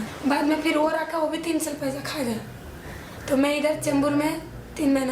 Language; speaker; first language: Hindi; non-native, fluent; Bangla